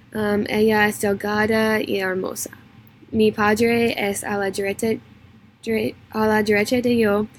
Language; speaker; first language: Spanish; non-native, learner; English